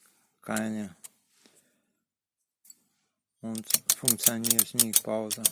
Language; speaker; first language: German; non-native, learner; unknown